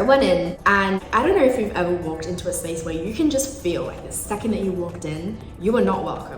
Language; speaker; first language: English; native; English